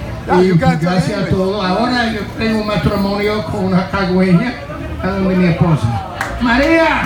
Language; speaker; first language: Spanish; non-native, fluent; English